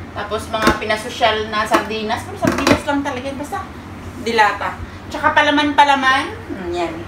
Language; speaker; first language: Filipino; native; Filipino